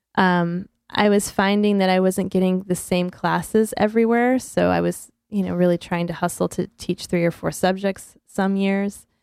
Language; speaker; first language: English; native; English